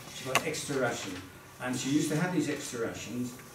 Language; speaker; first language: English; early bilingual, other home language; Dutch